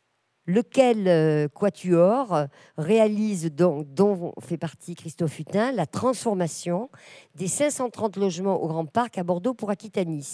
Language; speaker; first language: French; native; French